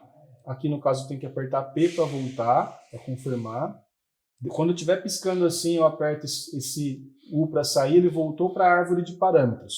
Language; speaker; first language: Portuguese; native; Portuguese